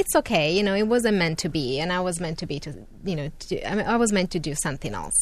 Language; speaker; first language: English; non-native, fluent; Italian